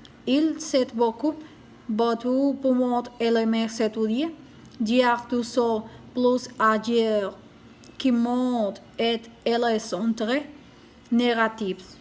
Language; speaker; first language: French; non-native, learner; Spanish